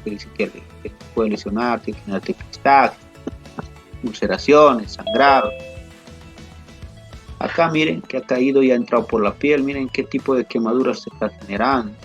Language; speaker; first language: Spanish; native; Spanish